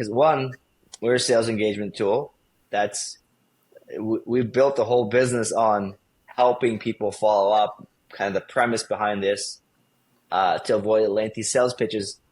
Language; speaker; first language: English; native; English